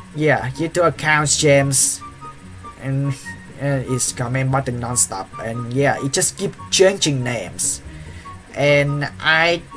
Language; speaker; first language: English; non-native, learner; Vietnamese